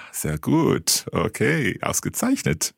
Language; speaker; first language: German; non-native, fluent; English